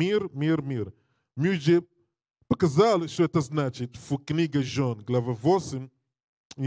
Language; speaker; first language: Russian; non-native, learner; English